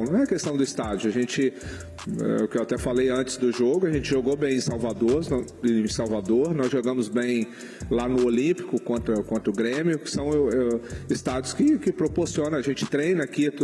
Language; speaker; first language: Portuguese; native; Portuguese